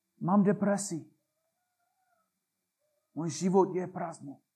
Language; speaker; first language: Czech; non-native, fluent; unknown